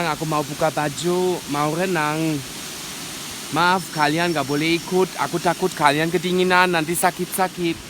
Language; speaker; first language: Indonesian; non-native, fluent; German